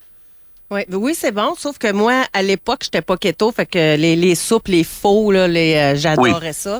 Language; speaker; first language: French; native; French